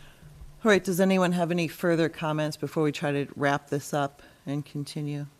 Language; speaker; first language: English; native; English